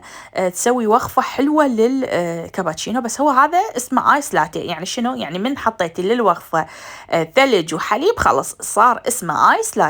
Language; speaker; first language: Arabic; native; Arabic